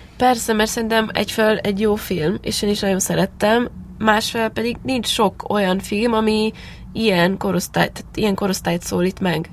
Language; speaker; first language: Hungarian; early bilingual, heritage; Hungarian